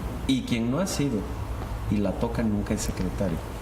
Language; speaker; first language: Spanish; native; Spanish